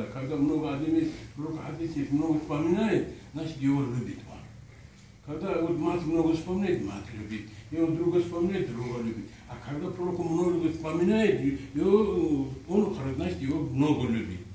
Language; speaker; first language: Russian; non-native, local second language; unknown